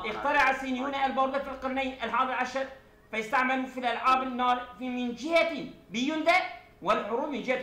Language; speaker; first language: Arabic; non-native, fluent; Turkish